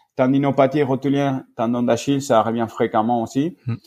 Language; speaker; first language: French; non-native, fluent; Spanish